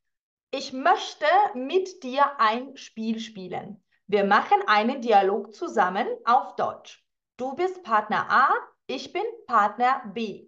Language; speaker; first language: German; non-native, fluent; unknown